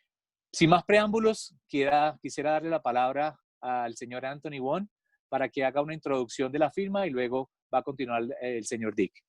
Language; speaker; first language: Spanish; native; Spanish